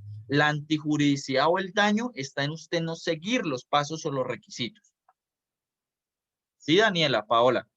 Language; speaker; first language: Spanish; native; Spanish